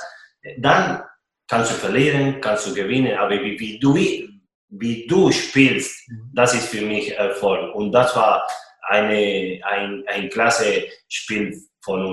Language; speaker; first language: German; non-native, fluent; Spanish